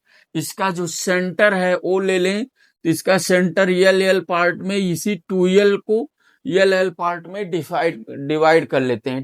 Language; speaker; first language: Hindi; native; Hindi